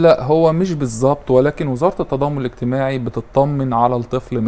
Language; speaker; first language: Arabic; native; Arabic